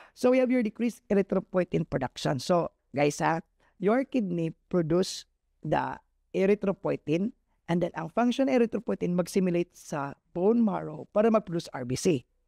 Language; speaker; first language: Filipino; non-native, local second language; Cebuano